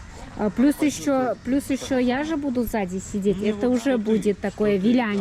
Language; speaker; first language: Russian; native; Russian